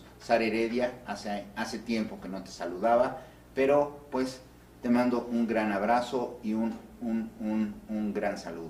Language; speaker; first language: Spanish; native; Spanish